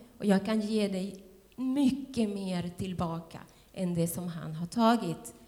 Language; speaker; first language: Swedish; non-native, fluent; Spanish